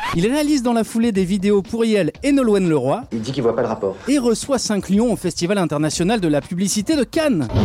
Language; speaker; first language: French; native; French